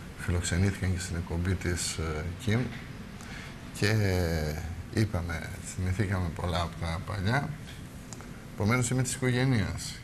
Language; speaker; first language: Greek; native; Greek